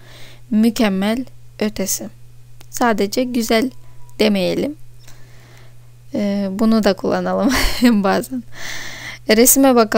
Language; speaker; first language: Turkish; non-native, fluent; Russian